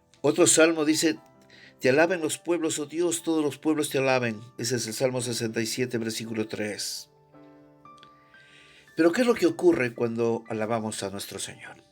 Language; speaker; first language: Spanish; native; Spanish